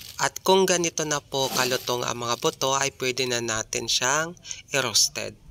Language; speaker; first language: Filipino; non-native, local second language; Bikol